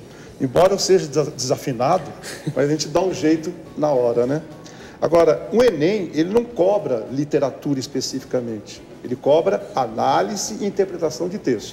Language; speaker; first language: Portuguese; native; Portuguese